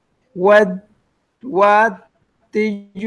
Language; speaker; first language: English; non-native, learner; Spanish